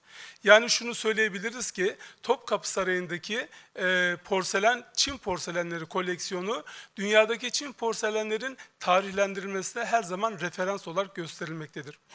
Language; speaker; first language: Turkish; native; Turkish